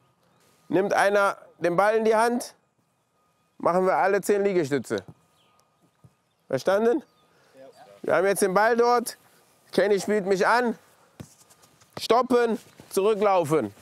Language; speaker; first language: German; native; German